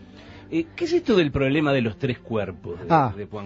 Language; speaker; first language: Spanish; native; Spanish